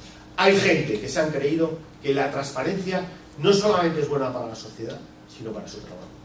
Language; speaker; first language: Spanish; native; Spanish